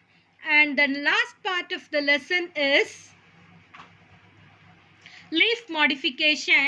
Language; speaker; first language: English; non-native, local second language; Tamil